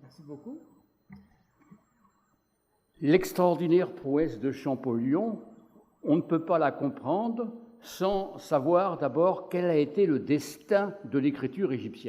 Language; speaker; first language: French; native; French